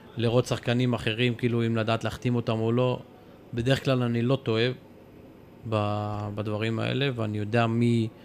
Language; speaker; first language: Hebrew; non-native, local second language; Arabic